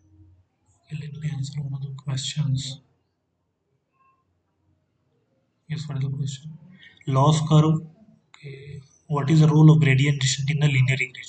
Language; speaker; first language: English; non-native, fluent; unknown